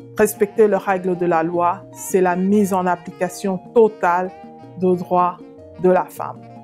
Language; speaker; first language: French; non-native, local second language; Lingala